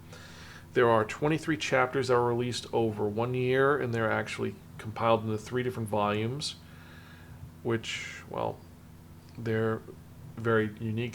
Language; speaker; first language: English; native; English